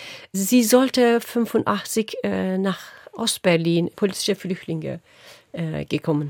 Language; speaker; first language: German; non-native, local second language; Turkish